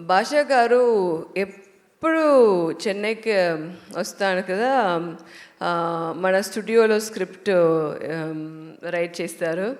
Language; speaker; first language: Telugu; non-native, learner; Tamil